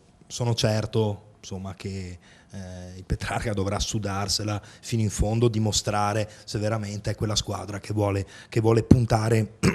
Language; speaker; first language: Italian; native; Italian